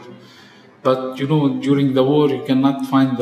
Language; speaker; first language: English; non-native, fluent; Arabic